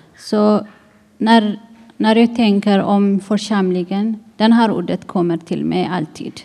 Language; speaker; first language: Swedish; non-native, learner; Tigrinya